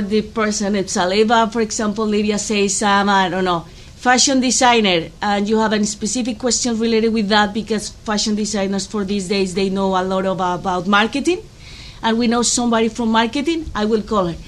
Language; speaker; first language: English; non-native, fluent; Spanish